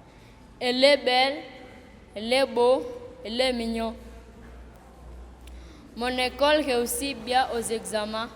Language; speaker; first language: French; non-native, learner; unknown